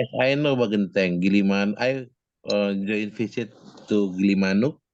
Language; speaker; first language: English; non-native, learner; Indonesian